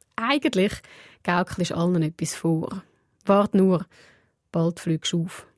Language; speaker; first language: German; native; German